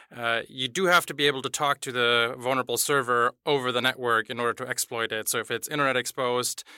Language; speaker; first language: English; non-native, fluent; German